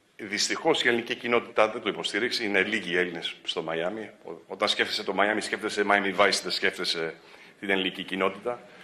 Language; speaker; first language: Greek; early bilingual, heritage; Greek